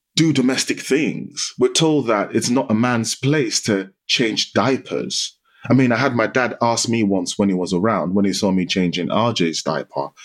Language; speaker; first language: English; non-native, local second language; Yoruba